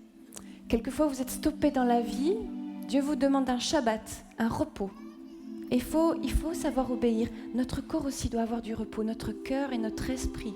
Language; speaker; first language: French; native; French